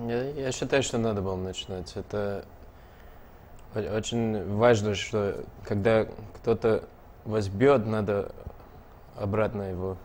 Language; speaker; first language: Russian; early bilingual, heritage; Russian